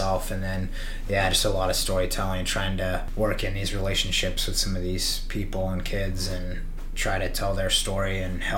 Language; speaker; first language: English; native; English